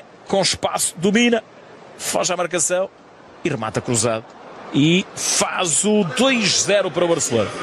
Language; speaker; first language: Portuguese; native; Portuguese